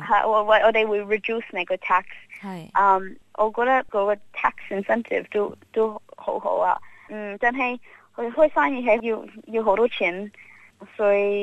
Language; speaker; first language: Cantonese; early bilingual, heritage; Cantonese